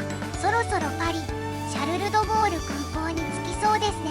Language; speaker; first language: Japanese; native; Japanese